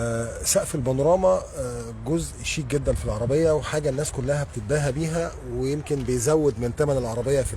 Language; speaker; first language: Arabic; native; Arabic